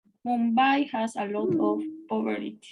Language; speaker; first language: English; non-native, learner; Spanish